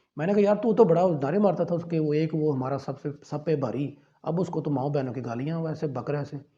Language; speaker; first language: Urdu; non-native, local second language; Punjabi